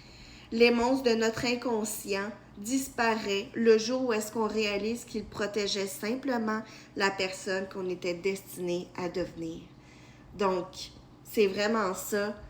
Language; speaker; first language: French; native; French